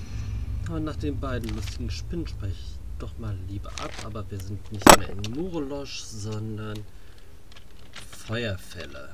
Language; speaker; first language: German; native; German